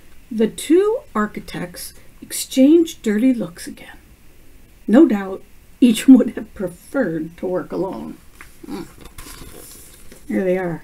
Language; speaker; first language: English; native; English